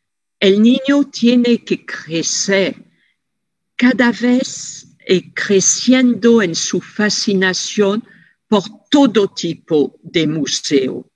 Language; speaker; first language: Spanish; non-native, fluent; French